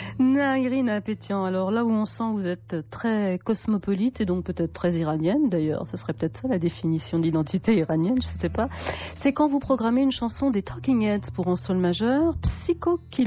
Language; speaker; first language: French; native; French